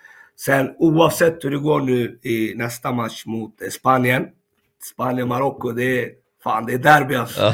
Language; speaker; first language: Swedish; early bilingual, other home language; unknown